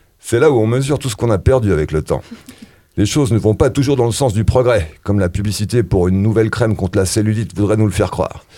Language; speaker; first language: French; native; French